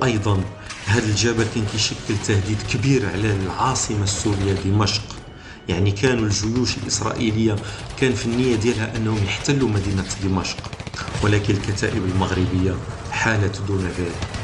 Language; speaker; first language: Arabic; native; Arabic